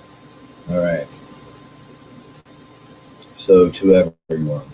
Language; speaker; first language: English; native; English